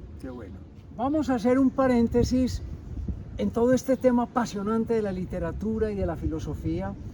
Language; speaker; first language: Spanish; native; Spanish